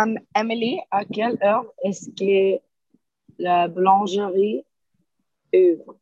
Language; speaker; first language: French; non-native, learner; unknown